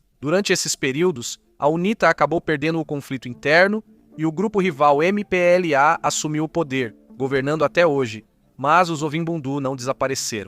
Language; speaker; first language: Portuguese; native; Portuguese